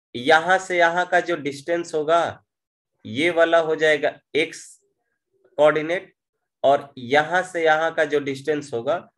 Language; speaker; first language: Hindi; native; Hindi